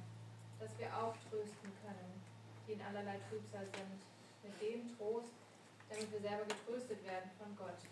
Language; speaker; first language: German; native; German